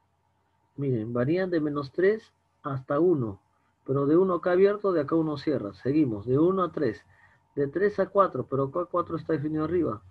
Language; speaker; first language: Spanish; native; Spanish